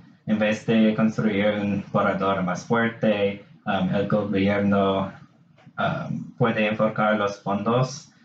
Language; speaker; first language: Spanish; non-native, learner; English